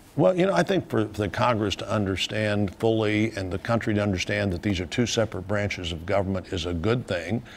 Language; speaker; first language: English; native; English